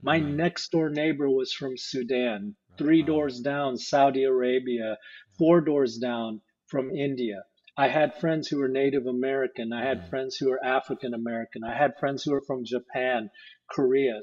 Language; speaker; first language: English; early bilingual, other home language; Korean